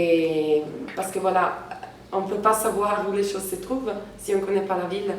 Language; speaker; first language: French; non-native, fluent; Italian